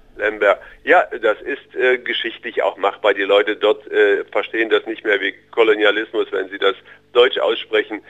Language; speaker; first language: German; early bilingual, other home language; Russian